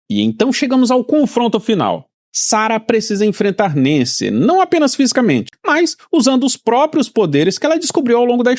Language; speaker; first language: Portuguese; native; Portuguese